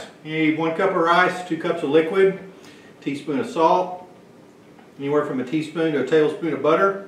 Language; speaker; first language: English; native; English